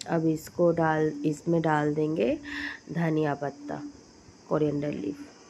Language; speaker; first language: Hindi; non-native, local second language; Bangla